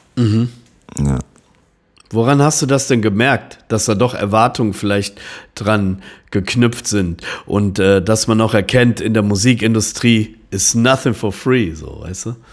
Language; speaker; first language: German; native; German